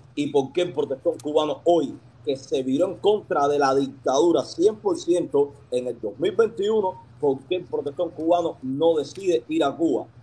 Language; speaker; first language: Spanish; native; Spanish